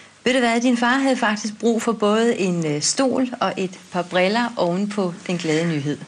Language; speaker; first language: Danish; native; Danish